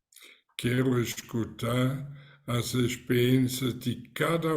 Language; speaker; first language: Portuguese; non-native, fluent; German